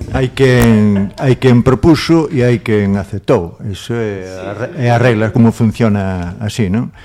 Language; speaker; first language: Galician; non-native, local second language; Spanish